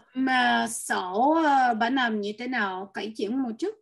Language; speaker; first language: Vietnamese; non-native, learner; French